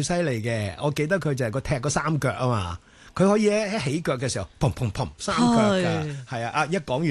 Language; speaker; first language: Cantonese; native; Cantonese